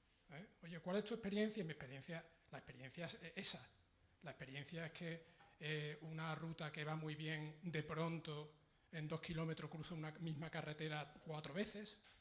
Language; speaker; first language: Spanish; native; Spanish